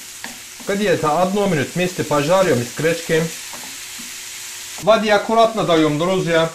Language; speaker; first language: Russian; non-native, learner; Turkish